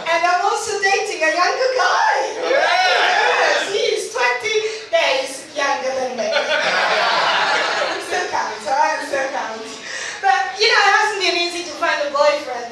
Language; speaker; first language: English; non-native, fluent; Italian